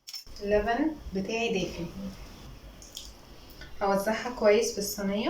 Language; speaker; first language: Arabic; native; Arabic